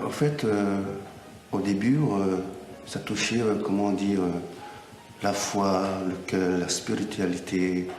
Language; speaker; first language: French; non-native, local second language; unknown